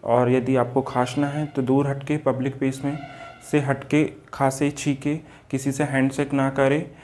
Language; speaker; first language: Hindi; native; Hindi